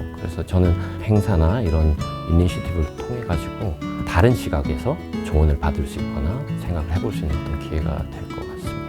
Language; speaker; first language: Korean; native; Korean